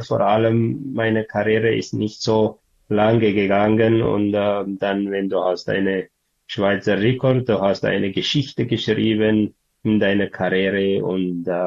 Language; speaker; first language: German; non-native, learner; Tigrinya